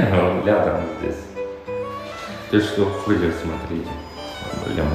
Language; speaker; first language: Russian; non-native, learner; Chinese